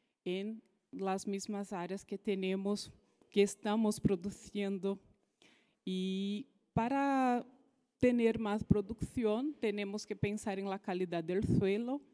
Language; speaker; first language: Spanish; non-native, fluent; Portuguese